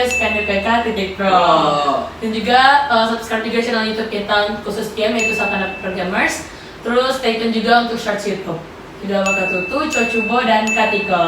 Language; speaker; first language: Indonesian; non-native, local second language; Minangkabau